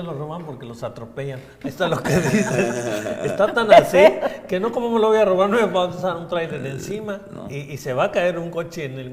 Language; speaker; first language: Spanish; native; Spanish